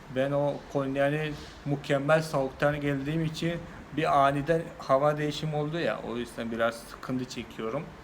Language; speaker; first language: Turkish; non-native, fluent; Malayalam